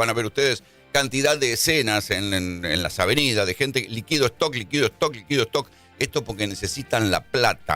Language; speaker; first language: Spanish; native; Spanish